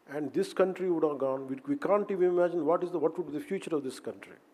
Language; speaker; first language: English; non-native, local second language; Telugu